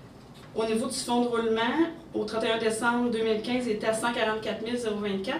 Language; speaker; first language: French; native; French